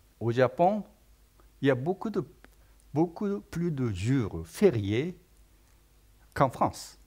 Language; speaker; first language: French; non-native, fluent; Japanese